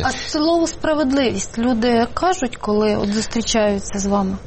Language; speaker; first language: Ukrainian; native; Ukrainian